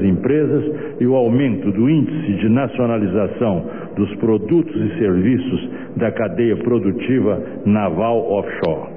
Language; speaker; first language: Portuguese; native; Portuguese